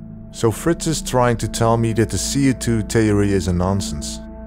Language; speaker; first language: English; non-native, fluent; Dutch